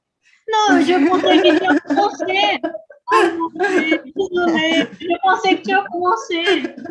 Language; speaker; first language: French; non-native, learner; Portuguese